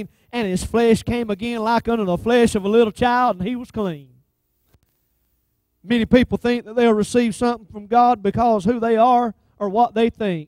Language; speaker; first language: English; native; English